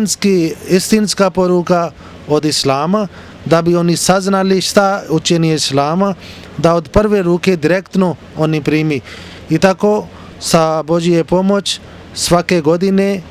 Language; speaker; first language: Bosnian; non-native, learner; Urdu